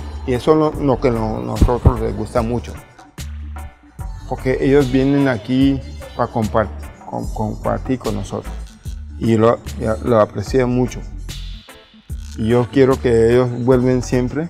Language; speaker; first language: Spanish; non-native, local second language; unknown